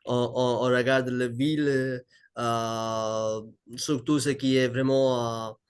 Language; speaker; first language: French; non-native, learner; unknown